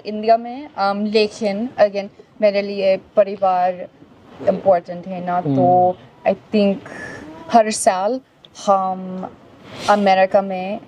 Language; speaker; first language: Hindi; non-native, learner; English